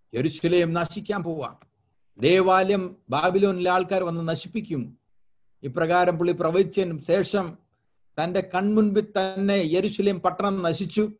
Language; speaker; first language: Malayalam; early bilingual, heritage; Malayalam